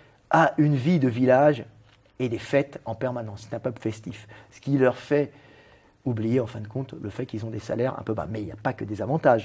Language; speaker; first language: French; native; French